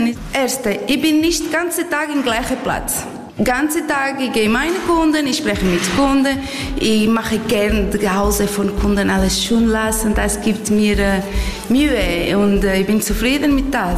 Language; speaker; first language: German; non-native, learner; Portuguese